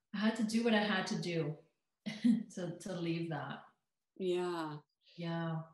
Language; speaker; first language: English; native; English